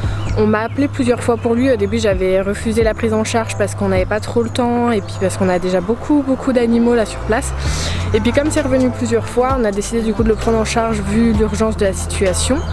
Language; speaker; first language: French; native; French